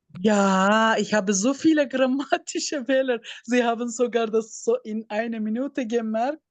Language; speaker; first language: German; non-native, fluent; Turkish